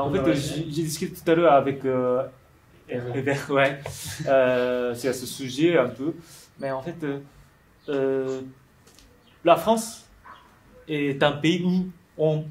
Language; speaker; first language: French; non-native, learner; Japanese